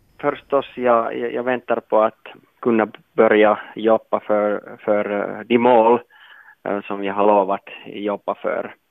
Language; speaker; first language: Swedish; non-native, local second language; Finnish